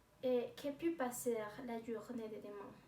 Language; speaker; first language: French; non-native, learner; Spanish